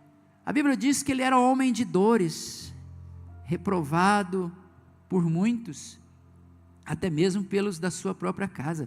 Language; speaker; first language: Portuguese; native; Portuguese